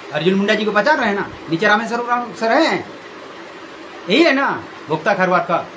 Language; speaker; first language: Hindi; non-native, local second language; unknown